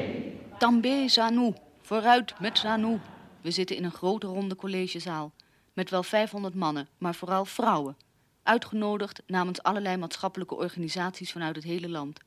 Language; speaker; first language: Dutch; native; Dutch